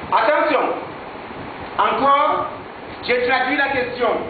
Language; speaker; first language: French; non-native, fluent; Yoruba